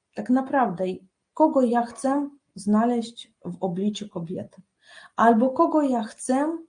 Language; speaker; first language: Polish; non-native, fluent; Russian